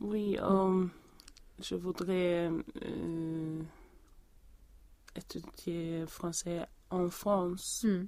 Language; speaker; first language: French; non-native, learner; Swedish